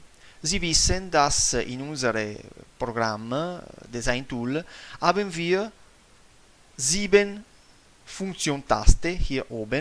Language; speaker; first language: German; non-native, fluent; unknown